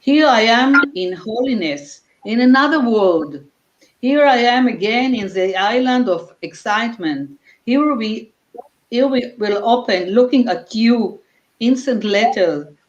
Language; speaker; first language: English; non-native, fluent; Hebrew